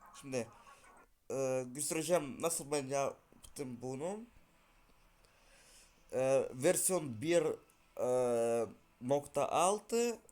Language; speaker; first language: Turkish; non-native, learner; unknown